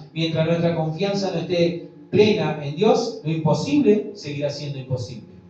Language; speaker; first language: Spanish; native; Spanish